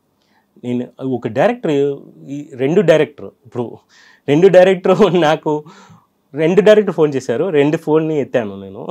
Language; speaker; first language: Telugu; non-native, fluent; Tamil